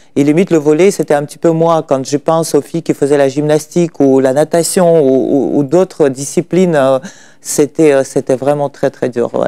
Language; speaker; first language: French; non-native, fluent; Russian